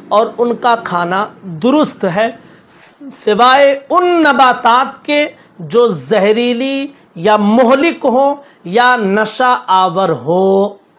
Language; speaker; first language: Urdu; native; Urdu